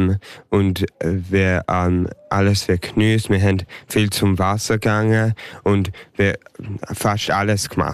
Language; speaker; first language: German; early bilingual, heritage; English